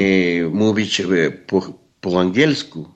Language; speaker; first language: Polish; non-native, learner; Spanish